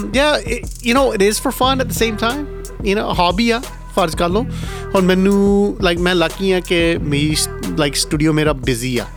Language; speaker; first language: Punjabi; early bilingual, heritage; Punjabi